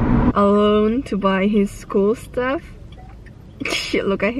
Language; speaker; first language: English; non-native, fluent; Chinese